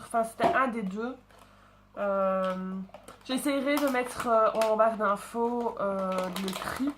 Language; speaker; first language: French; native; French